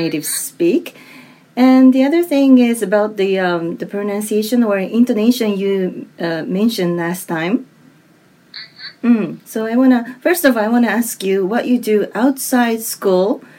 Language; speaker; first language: English; non-native, fluent; Japanese